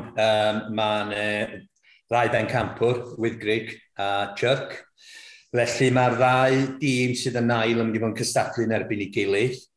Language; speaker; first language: Welsh; native; Welsh